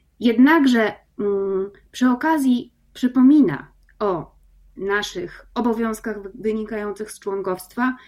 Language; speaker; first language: Polish; native; Polish